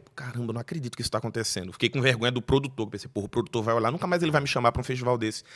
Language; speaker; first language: Portuguese; native; Portuguese